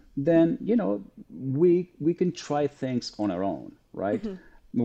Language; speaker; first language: English; non-native, fluent; Spanish